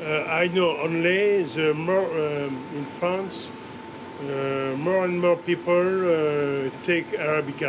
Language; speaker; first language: English; non-native, learner; French